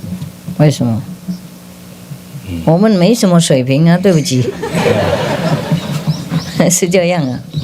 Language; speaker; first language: Chinese; non-native, fluent; Vietnamese